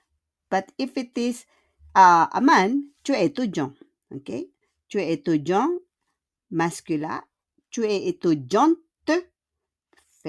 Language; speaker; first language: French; non-native, fluent; Filipino